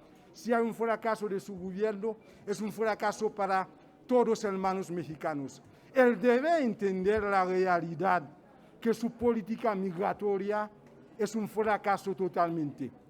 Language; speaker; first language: Spanish; non-native, fluent; Haitian Creole